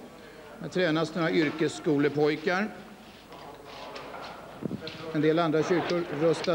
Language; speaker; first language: Swedish; native; Swedish